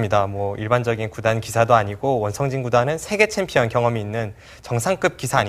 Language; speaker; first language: Korean; native; Korean